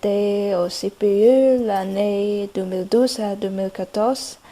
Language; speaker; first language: French; non-native, fluent; Cantonese